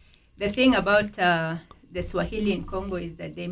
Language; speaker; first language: English; non-native, local second language; Kalenjin